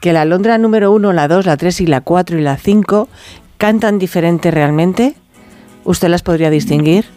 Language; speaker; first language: Spanish; native; Spanish